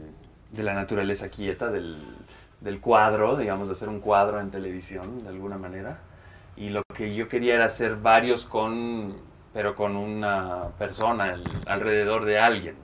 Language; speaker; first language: Spanish; native; Spanish